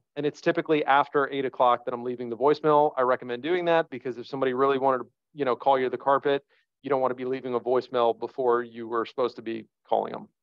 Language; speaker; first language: English; native; English